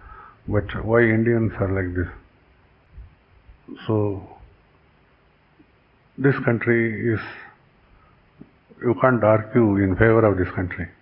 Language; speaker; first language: English; non-native, local second language; Kannada